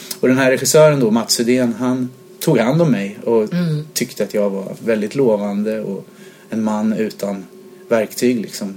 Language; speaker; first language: Swedish; native; Swedish